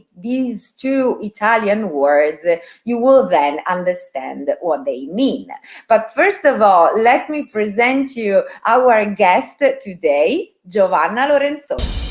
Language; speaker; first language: English; non-native, fluent; Italian